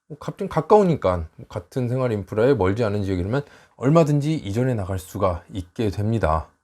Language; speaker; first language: Korean; native; Korean